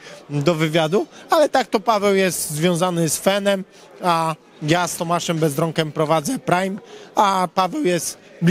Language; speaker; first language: Polish; native; Polish